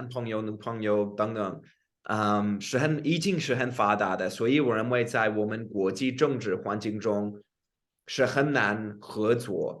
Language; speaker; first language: Chinese; non-native, fluent; English